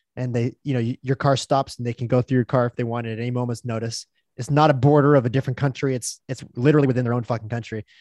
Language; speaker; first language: English; native; English